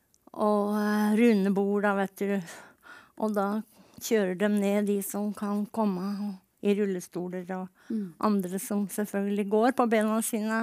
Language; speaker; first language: Norwegian; native; Norwegian